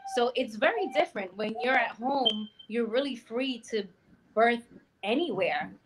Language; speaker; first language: English; native; English